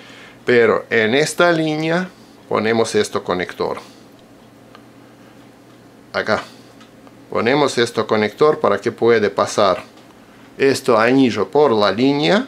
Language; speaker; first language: Spanish; non-native, fluent; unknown